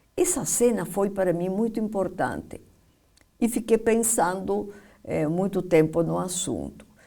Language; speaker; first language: Portuguese; non-native, fluent; Spanish